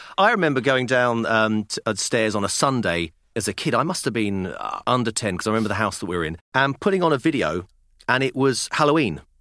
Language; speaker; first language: English; native; English